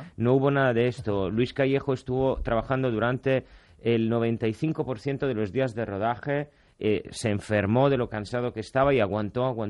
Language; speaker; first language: Spanish; non-native, fluent; Italian